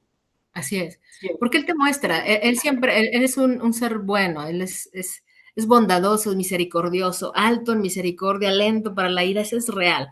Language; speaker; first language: Spanish; native; Spanish